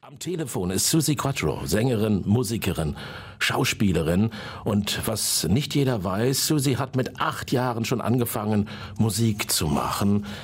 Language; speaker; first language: German; native; German